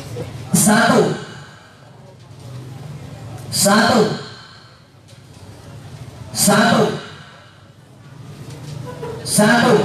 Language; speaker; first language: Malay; non-native, local second language; Javanese